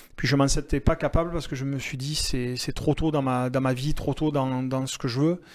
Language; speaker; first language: French; native; French